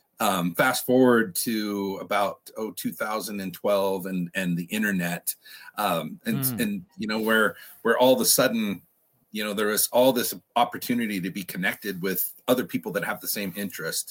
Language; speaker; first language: English; native; English